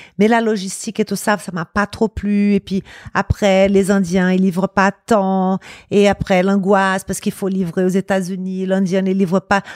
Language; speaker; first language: French; non-native, fluent; Portuguese